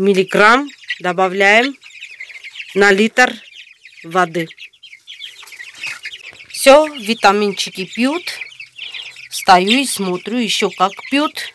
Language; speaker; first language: Russian; non-native, fluent; Armenian